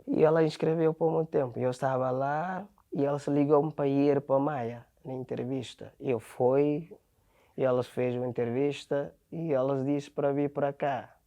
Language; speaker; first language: Portuguese; non-native, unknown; Akan